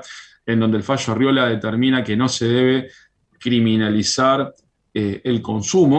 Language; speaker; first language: Spanish; native; Spanish